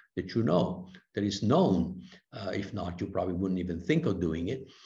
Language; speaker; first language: English; non-native, fluent; Italian